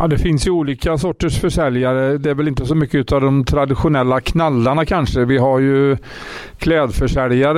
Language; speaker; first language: Swedish; native; Swedish